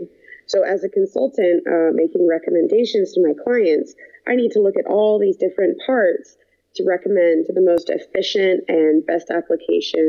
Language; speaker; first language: English; native; English